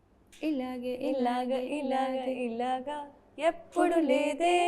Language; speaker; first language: Telugu; native; Telugu